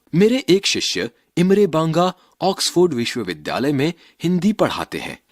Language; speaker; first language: Hindi; native; Hindi